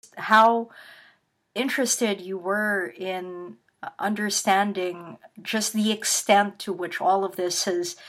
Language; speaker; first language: English; non-native, local second language; Filipino